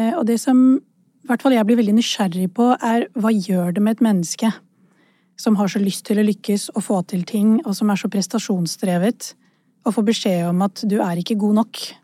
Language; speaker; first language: Norwegian; early bilingual, other home language; Urdu